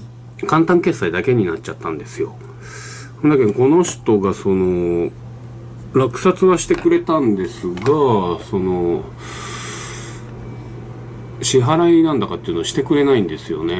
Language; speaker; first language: Japanese; native; Japanese